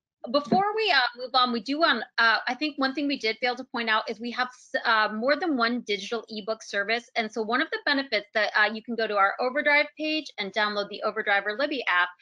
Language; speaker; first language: English; native; English